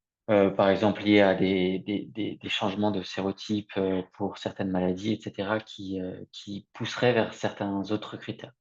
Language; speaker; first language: French; native; French